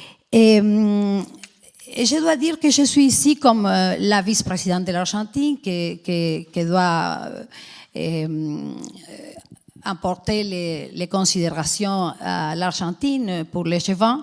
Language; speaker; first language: French; non-native, fluent; Spanish